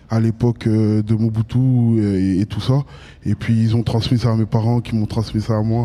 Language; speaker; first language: French; native; French